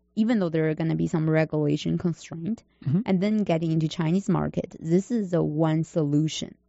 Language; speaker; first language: English; non-native, learner; Chinese